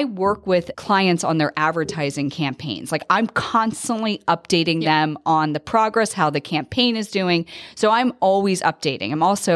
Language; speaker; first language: English; native; English